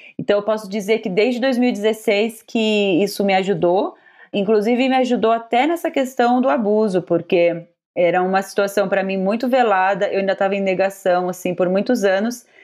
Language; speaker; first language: Portuguese; native; Portuguese